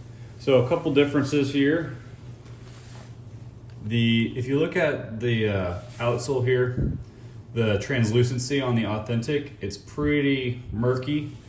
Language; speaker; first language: English; native; English